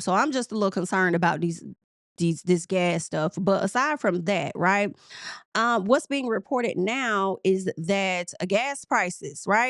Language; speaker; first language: English; native; English